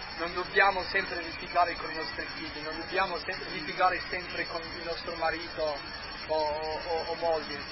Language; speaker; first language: Italian; non-native, fluent; English